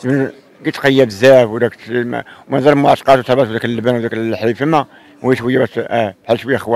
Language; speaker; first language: Arabic; native; Arabic